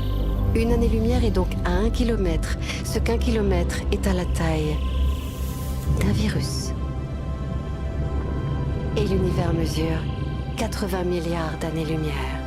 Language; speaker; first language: French; native; French